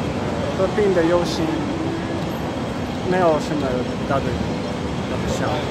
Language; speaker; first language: Chinese; non-native, learner; Italian